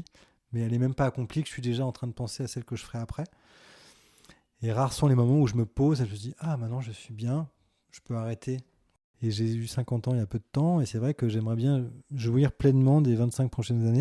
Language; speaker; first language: French; native; French